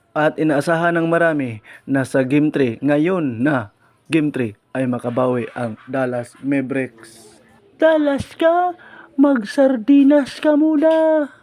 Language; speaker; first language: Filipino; non-native, local second language; Cebuano